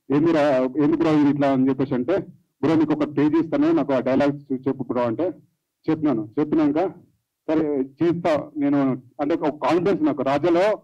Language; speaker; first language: Telugu; native; Telugu